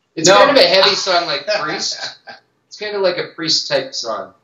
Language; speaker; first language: English; native; English